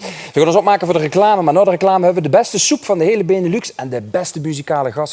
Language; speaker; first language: Dutch; native; Dutch